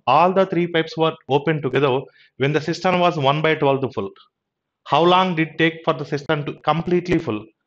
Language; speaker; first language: English; non-native, local second language; Telugu